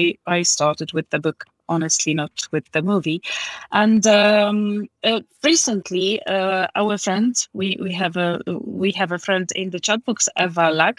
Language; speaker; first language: English; non-native, fluent; Polish